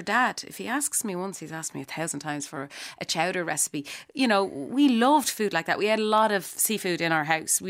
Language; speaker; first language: English; native; English